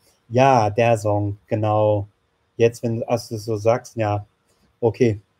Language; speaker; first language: German; non-native, fluent; English